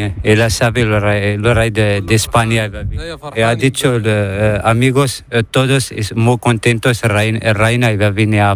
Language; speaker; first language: Spanish; non-native, learner; Arabic